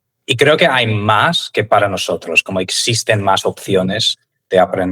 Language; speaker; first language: Spanish; non-native, fluent; English